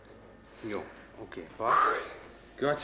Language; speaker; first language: Hungarian; non-native, fluent; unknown